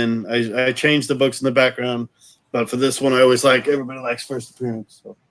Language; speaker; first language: English; native; English